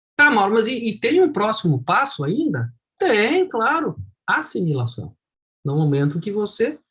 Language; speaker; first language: Portuguese; native; Portuguese